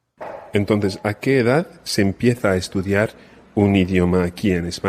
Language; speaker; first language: Spanish; non-native, fluent; English